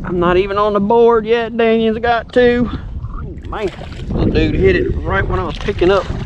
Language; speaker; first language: English; native; English